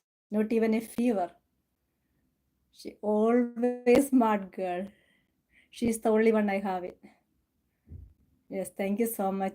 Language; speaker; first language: English; non-native, local second language; Malayalam